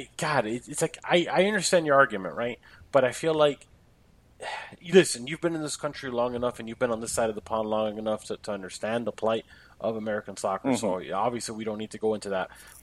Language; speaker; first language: English; native; English